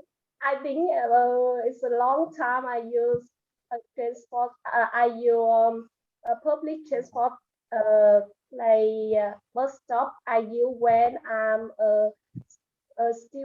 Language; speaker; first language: English; non-native, learner; Vietnamese